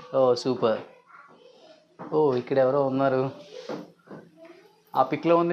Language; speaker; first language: Telugu; native; Telugu